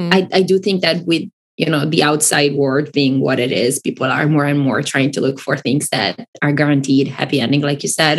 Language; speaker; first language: English; non-native, fluent; Italian